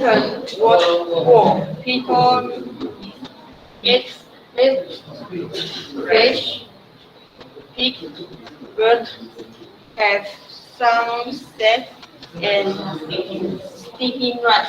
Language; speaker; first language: English; non-native, learner; Chinese